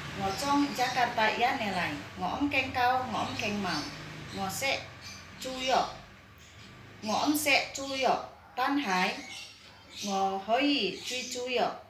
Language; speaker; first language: Chinese; non-native, learner; Indonesian